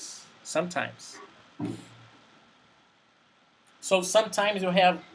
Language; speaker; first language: English; non-native, fluent; Portuguese